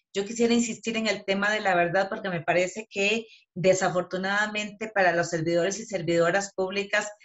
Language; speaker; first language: Spanish; native; Spanish